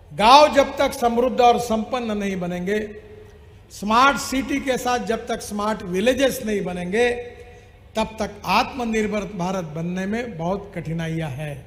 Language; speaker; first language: Hindi; non-native, local second language; Marathi